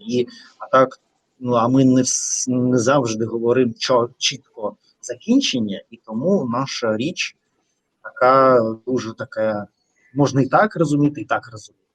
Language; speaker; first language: Ukrainian; non-native, fluent; Russian